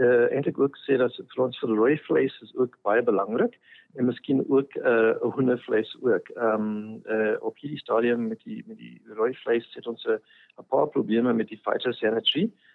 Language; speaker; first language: Afrikaans; non-native, fluent; English